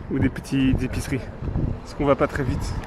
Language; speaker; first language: French; native; French